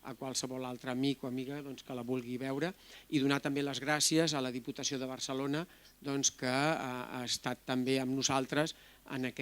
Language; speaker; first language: Catalan; native; Catalan